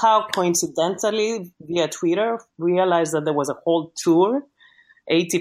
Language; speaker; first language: English; non-native, fluent; Greek